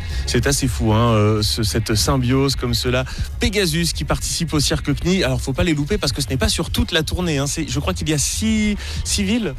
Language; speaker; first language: French; native; French